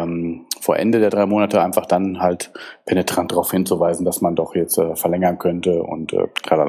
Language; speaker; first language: German; native; German